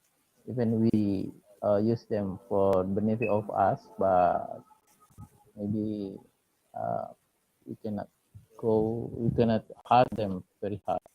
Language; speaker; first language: English; non-native, learner; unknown